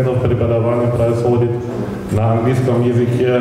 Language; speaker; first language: Russian; non-native, fluent; German